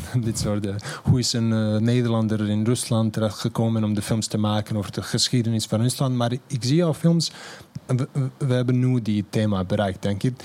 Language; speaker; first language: Dutch; non-native, fluent; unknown